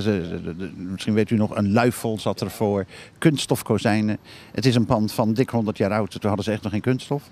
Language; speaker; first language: Dutch; native; Dutch